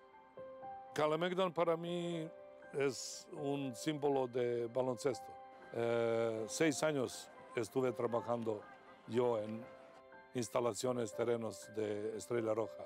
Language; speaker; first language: Spanish; non-native, fluent; Serbian